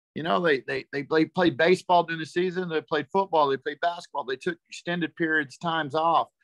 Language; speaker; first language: English; native; English